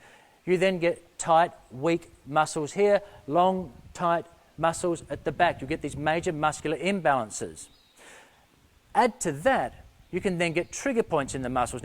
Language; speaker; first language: English; native; English